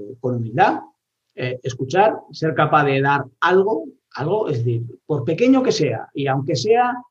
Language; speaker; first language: Spanish; native; Spanish